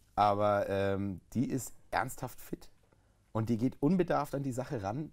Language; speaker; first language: German; native; German